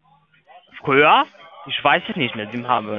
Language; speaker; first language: German; non-native, learner; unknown